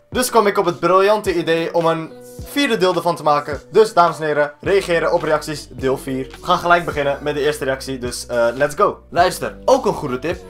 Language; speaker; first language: Dutch; early bilingual, other home language; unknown